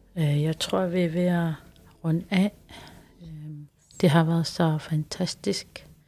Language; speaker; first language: Danish; non-native, local second language; Kalaallisut